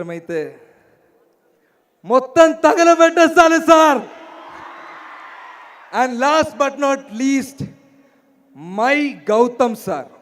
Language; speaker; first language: Telugu; non-native, learner; Malayalam